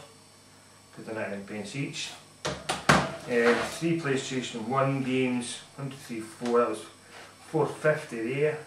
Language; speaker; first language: English; native; English